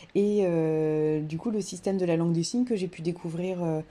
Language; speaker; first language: French; native; French